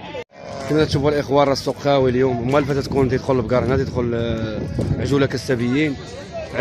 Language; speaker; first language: Arabic; native; Arabic